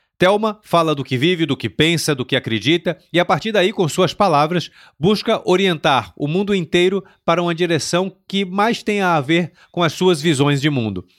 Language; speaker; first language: Portuguese; native; Portuguese